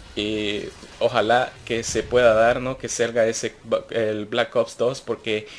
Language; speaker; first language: Spanish; native; Spanish